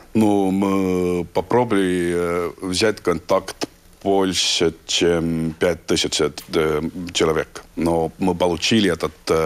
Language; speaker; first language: Russian; non-native, learner; Estonian